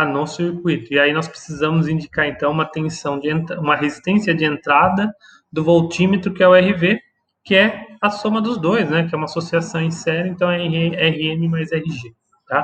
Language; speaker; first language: Portuguese; native; Portuguese